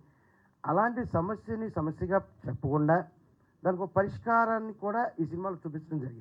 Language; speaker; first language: Telugu; native; Telugu